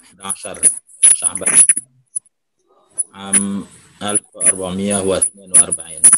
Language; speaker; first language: Arabic; non-native, fluent; Indonesian